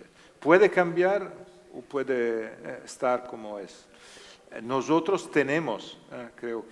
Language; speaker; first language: Spanish; non-native, learner; Italian